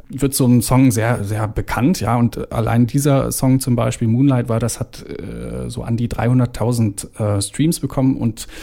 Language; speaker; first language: German; native; German